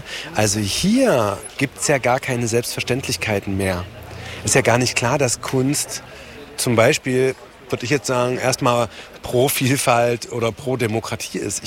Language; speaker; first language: German; native; German